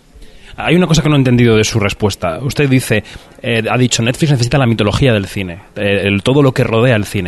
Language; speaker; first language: Spanish; native; Spanish